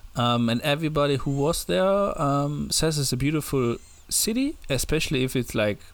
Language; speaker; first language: English; non-native, fluent; German